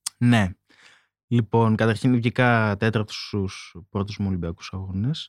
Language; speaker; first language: Greek; native; Greek